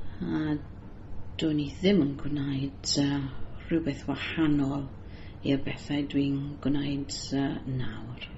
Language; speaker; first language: Welsh; non-native, learner; English